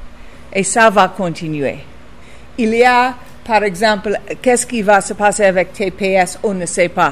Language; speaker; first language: French; non-native, fluent; English